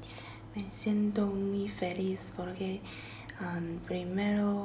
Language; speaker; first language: Spanish; non-native, learner; Chinese